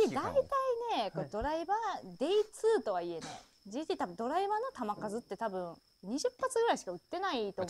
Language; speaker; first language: Japanese; native; Japanese